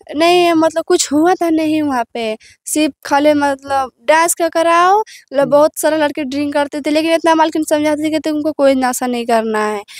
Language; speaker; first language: Hindi; native; Hindi